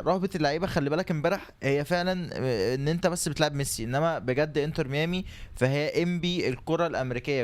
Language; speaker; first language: Arabic; native; Arabic